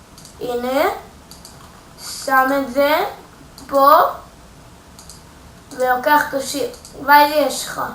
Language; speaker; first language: Hebrew; native; Hebrew